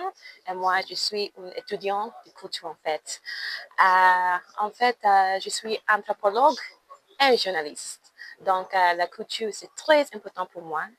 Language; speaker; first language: French; non-native, learner; English